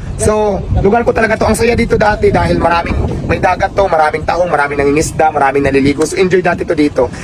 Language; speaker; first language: Filipino; native; Filipino